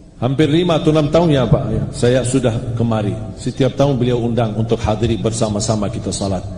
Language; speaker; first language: Malay; non-native, fluent; Arabic